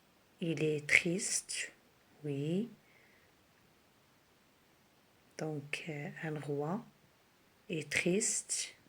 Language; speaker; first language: French; non-native, local second language; Arabic